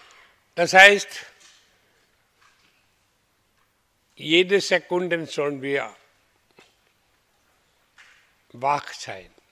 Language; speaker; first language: German; non-native, fluent; Hindi